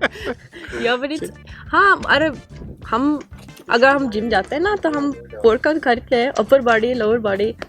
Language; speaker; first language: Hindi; non-native, fluent; Norwegian